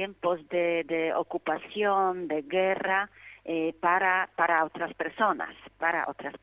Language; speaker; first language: Spanish; non-native, fluent; Polish